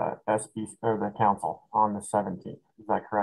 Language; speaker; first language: English; native; English